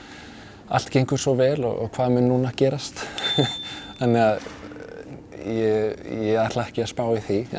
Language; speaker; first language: Icelandic; non-native, fluent; Danish